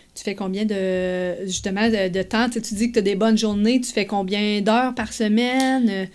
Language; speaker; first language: French; native; French